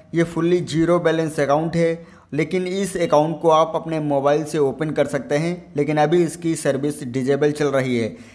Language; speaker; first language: Hindi; native; Hindi